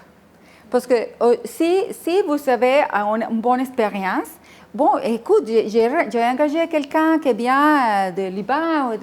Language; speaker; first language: French; non-native, fluent; Spanish